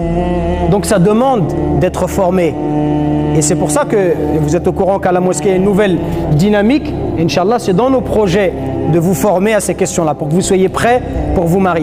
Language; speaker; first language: French; native; French